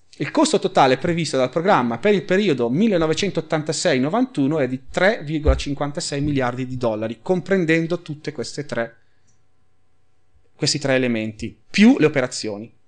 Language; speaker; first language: Italian; native; Italian